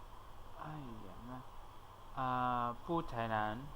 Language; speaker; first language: Chinese; non-native, learner; Thai